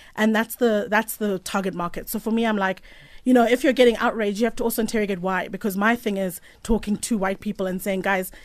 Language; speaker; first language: English; native; English